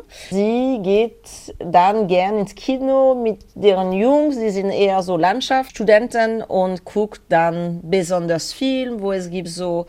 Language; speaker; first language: German; non-native, learner; French